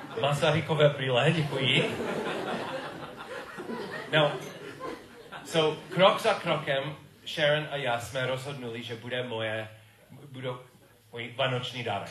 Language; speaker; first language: Czech; non-native, learner; English